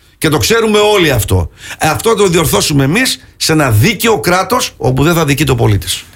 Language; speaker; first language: Greek; early bilingual, heritage; Greek